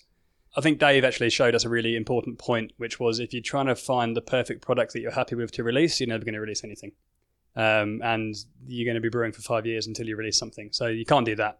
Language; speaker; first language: English; native; English